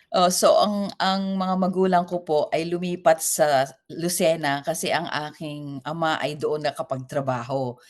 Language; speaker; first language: Filipino; native; Filipino